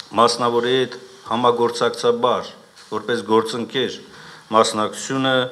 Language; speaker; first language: Armenian; native; Armenian